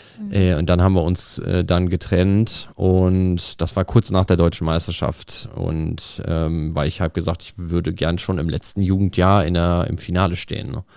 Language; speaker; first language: German; native; German